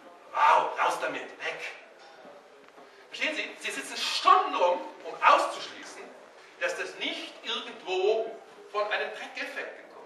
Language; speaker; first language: German; native; German